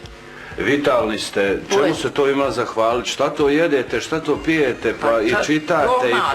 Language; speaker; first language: Bosnian; native; Bosnian